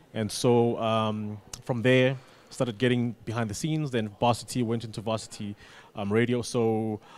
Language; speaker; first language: English; non-native, local second language; Xhosa